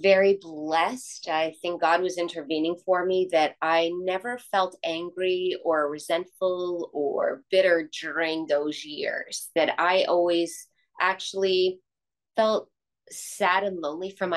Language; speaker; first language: English; native; English